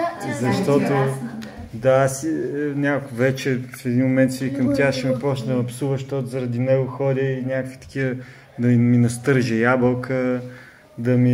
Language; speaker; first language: Bulgarian; native; Bulgarian